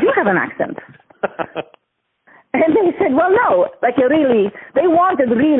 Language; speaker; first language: English; non-native, fluent; Polish